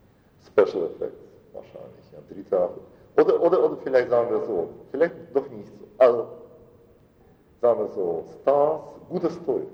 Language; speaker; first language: German; non-native, fluent; Russian